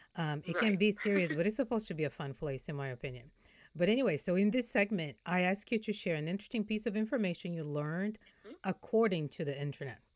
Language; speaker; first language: English; non-native, fluent; Portuguese